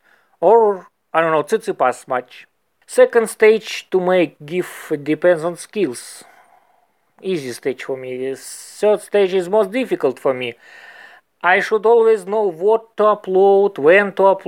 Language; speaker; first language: English; non-native, learner; Russian